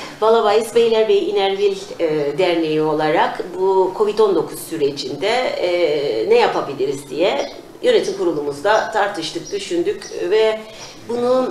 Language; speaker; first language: Turkish; native; Turkish